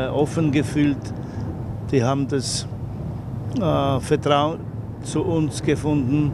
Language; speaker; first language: German; non-native, fluent; Polish